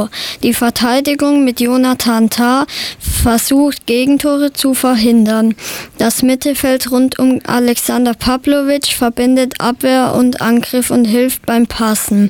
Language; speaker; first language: German; native; German